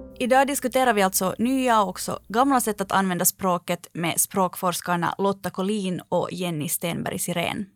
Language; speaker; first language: Swedish; native; Swedish